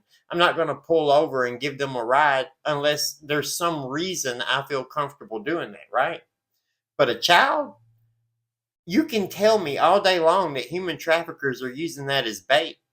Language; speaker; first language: English; native; English